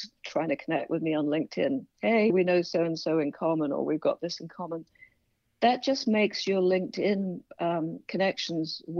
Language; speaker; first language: English; native; English